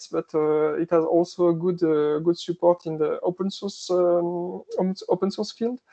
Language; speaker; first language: English; non-native, fluent; French